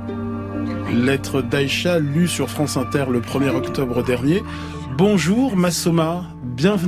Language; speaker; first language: French; native; French